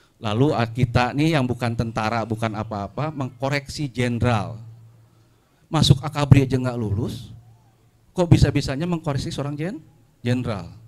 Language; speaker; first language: Indonesian; non-native, local second language; Sundanese